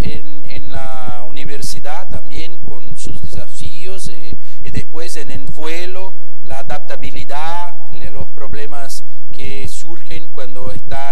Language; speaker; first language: Spanish; non-native, fluent; Portuguese